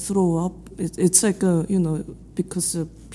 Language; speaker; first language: English; non-native, fluent; Korean